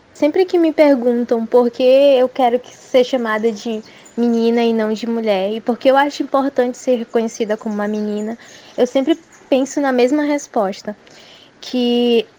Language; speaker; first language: Portuguese; native; Portuguese